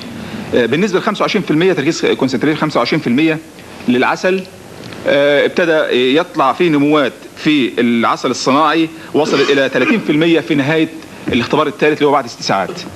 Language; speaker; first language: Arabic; native; Arabic